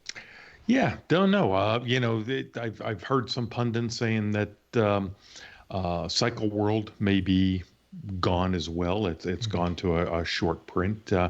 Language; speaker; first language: English; native; English